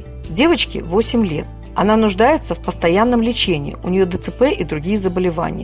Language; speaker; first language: Russian; native; Russian